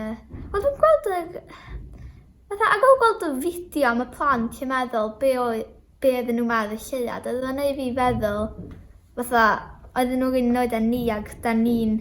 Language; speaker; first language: Welsh; native; Welsh